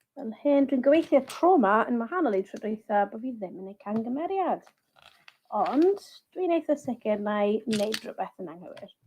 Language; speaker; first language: Welsh; native; Welsh